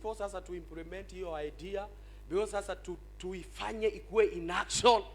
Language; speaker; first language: English; non-native, local second language; Swahili